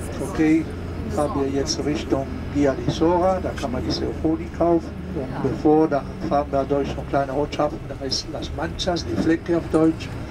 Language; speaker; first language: German; non-native, learner; Spanish